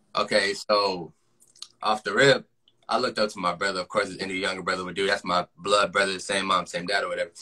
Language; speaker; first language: English; native; English